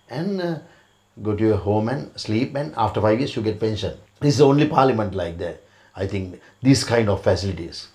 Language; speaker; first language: English; non-native, local second language; Sinhala